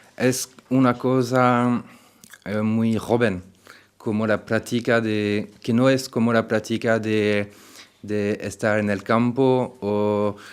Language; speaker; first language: Spanish; non-native, fluent; French